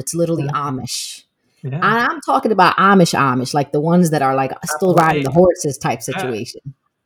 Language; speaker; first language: English; native; English